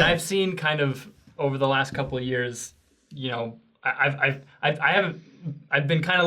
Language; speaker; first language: English; native; English